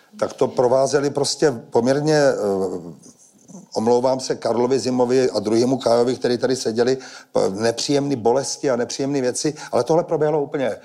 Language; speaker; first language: Czech; native; Czech